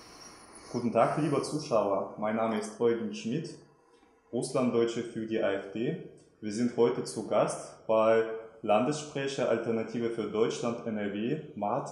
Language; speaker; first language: German; non-native, fluent; Russian